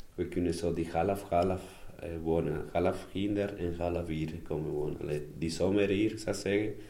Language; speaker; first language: Dutch; non-native, learner; Spanish